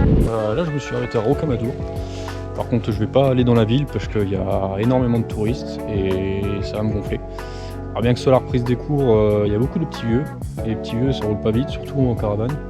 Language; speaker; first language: French; native; French